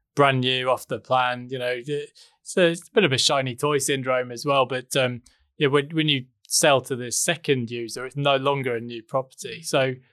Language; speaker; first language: English; native; English